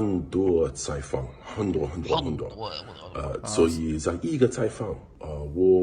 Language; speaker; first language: Chinese; non-native, learner; English